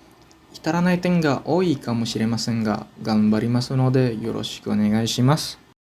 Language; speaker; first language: Japanese; non-native, fluent; Indonesian